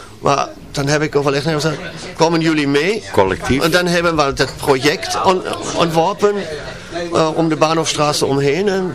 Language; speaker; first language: Dutch; non-native, learner; German